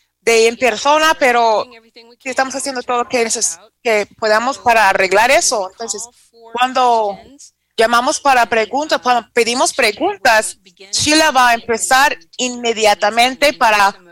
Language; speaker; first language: Spanish; non-native, fluent; English